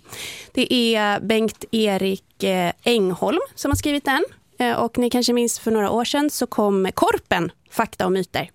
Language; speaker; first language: Swedish; native; Swedish